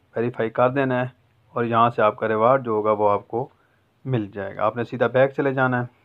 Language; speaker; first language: Urdu; non-native, local second language; Punjabi